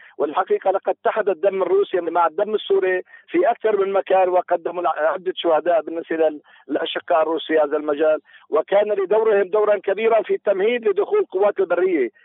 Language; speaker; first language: Arabic; native; Arabic